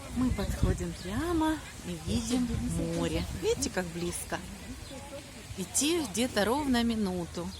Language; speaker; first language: Russian; native; Russian